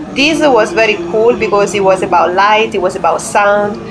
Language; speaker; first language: English; non-native, fluent; Italian